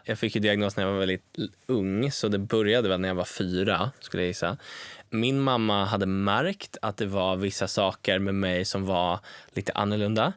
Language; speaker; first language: Swedish; native; Swedish